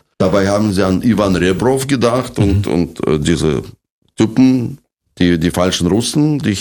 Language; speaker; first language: German; non-native, fluent; Russian